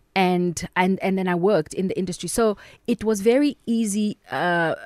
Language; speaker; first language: English; non-native, local second language; Southern Sotho